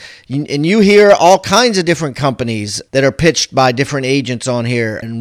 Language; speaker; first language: English; native; English